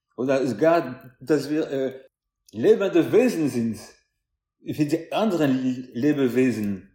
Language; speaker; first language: German; non-native, fluent; French